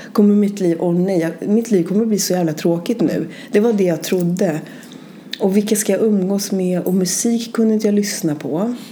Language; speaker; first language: Swedish; early bilingual, other home language; Spanish